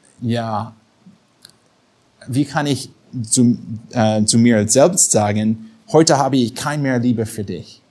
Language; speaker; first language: German; non-native, fluent; English